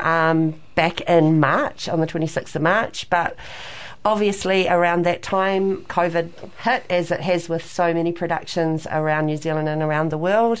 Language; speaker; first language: English; native; English